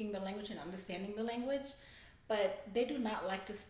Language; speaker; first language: English; non-native, fluent; German